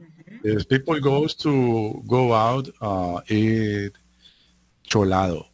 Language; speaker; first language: English; non-native, learner; Spanish